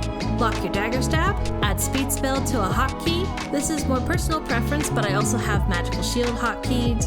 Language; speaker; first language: English; native; English